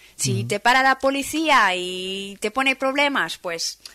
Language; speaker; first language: Spanish; non-native, fluent; Dutch